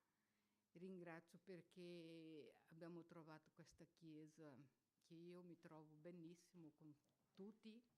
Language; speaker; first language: Italian; non-native, fluent; Portuguese